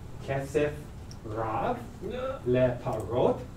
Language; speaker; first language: Hebrew; non-native, learner; English